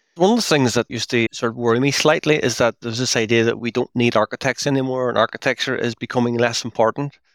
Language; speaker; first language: English; native; English